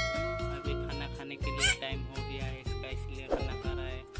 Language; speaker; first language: Hindi; non-native, local second language; Assamese